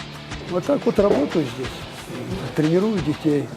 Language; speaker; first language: Russian; non-native, local second language; Kyrgyz